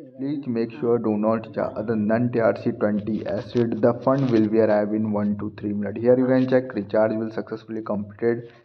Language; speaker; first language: English; non-native, learner; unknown